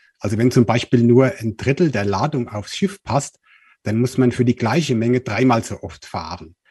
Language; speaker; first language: German; native; German